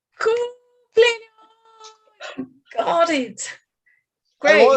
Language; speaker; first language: English; non-native, learner; Portuguese